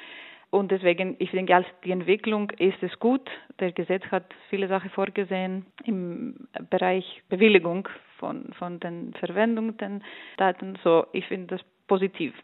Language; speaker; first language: German; non-native, fluent; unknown